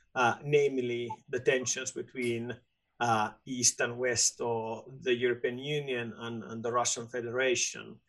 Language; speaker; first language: English; non-native, fluent; Finnish